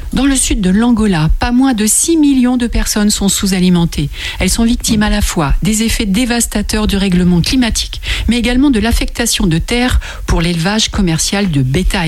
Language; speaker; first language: French; native; French